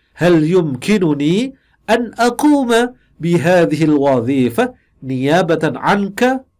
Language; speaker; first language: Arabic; non-native, fluent; Indonesian